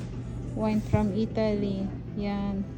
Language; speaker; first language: English; non-native, learner; Filipino